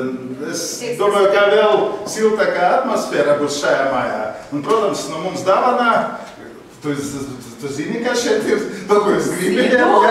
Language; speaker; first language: Latvian; non-native, local second language; Russian